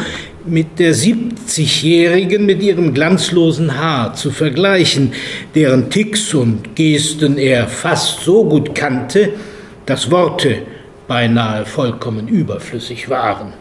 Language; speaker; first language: German; native; German